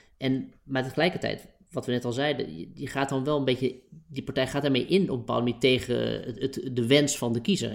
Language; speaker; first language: Dutch; native; Dutch